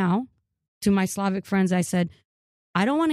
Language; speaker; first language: English; early bilingual, other home language; Ukrainian